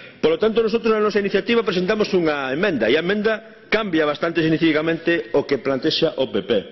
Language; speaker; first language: Galician; native; Galician